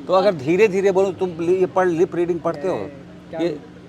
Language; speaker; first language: Hindi; native; Hindi